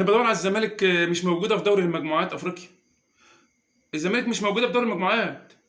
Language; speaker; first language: Arabic; native; Arabic